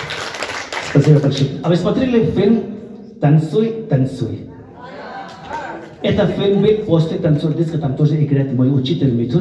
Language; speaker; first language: Russian; non-native, fluent; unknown